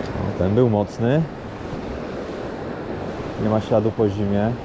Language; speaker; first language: Polish; native; Polish